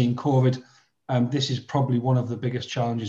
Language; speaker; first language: English; native; English